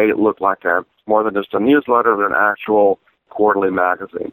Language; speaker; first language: English; native; English